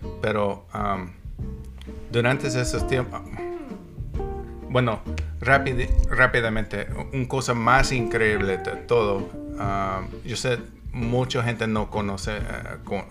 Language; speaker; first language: Spanish; non-native, learner; English